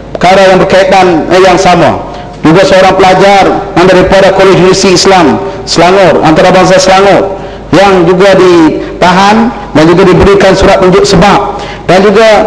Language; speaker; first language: Malay; native; Malay